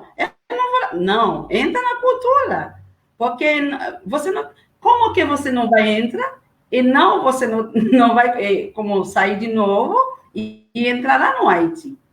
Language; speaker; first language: Portuguese; non-native, learner; Haitian Creole